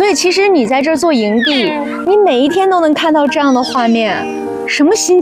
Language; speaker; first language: Chinese; native; Chinese